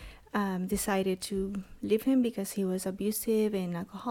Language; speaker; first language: English; non-native, fluent; Spanish